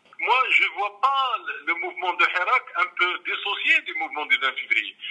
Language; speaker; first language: French; non-native, local second language; Arabic